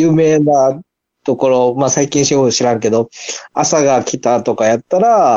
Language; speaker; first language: Japanese; native; Japanese